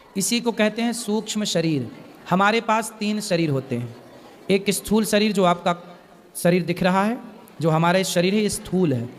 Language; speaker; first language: Hindi; native; Hindi